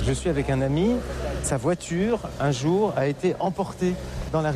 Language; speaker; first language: French; native; French